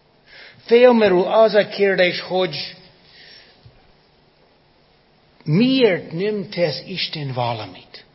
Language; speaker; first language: Hungarian; non-native, fluent; English